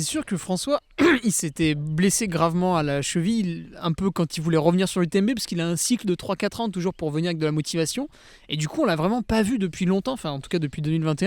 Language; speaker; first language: French; native; French